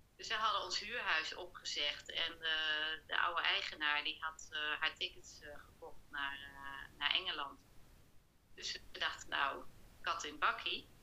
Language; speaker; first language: Dutch; native; Dutch